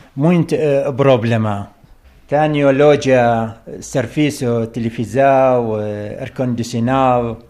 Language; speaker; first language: Portuguese; non-native, learner; Arabic